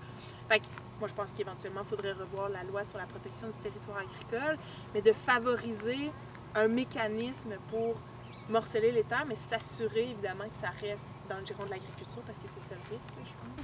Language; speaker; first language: French; native; French